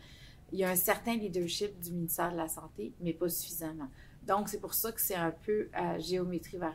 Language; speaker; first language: French; native; French